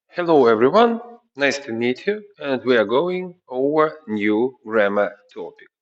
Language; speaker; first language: English; non-native, fluent; Ukrainian